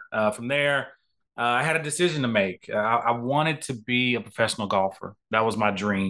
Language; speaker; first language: English; native; English